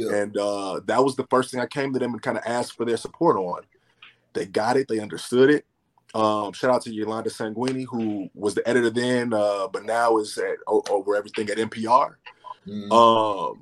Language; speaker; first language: English; native; English